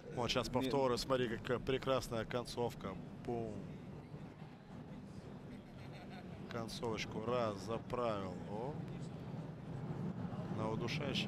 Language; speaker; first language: Russian; native; Russian